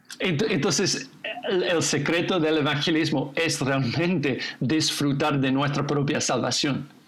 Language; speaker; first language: Spanish; non-native, fluent; English